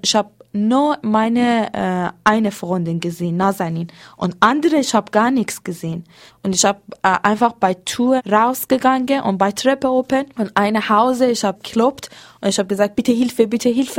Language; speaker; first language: German; non-native, learner; Persian